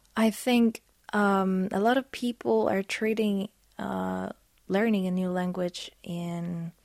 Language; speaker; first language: English; non-native, fluent; Polish